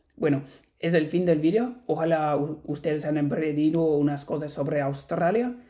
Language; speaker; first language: Spanish; non-native, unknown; English